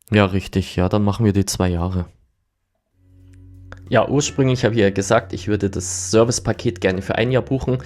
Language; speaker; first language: German; native; German